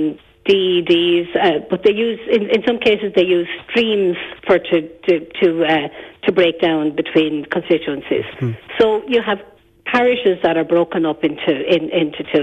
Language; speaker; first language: English; native; English